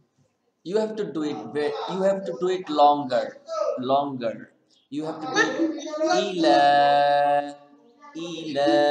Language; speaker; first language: English; non-native, fluent; Bangla